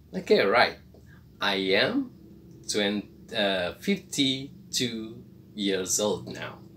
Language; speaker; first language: English; non-native, fluent; Indonesian